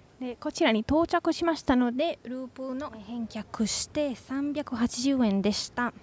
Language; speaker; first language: Japanese; non-native, fluent; Italian